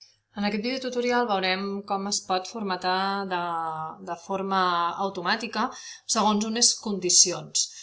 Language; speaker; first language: Catalan; native; Catalan